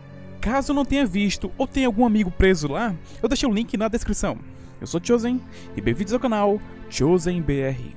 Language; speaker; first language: Portuguese; native; Portuguese